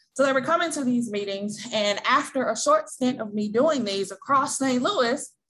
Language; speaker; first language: English; native; English